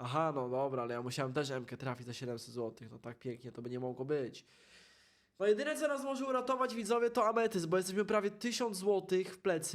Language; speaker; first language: Polish; native; Polish